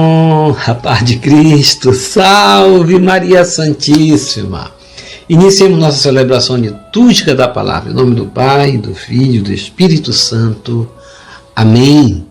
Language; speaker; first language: Portuguese; native; Portuguese